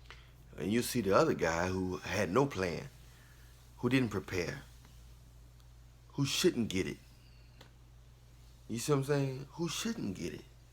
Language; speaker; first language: English; native; English